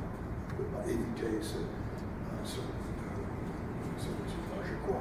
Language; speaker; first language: French; non-native, fluent; English